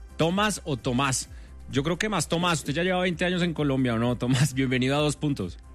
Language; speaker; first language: Spanish; native; Spanish